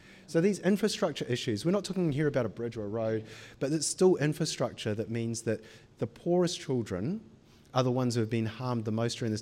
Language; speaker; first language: English; native; English